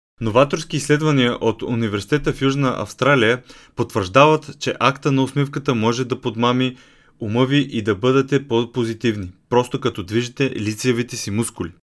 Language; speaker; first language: Bulgarian; native; Bulgarian